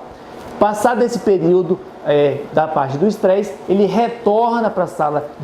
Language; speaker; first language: Portuguese; native; Portuguese